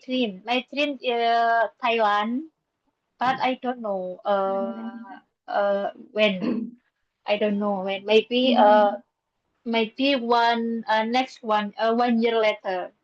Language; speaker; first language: English; non-native, learner; Indonesian